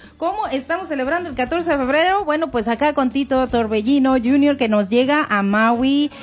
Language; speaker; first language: Spanish; native; Spanish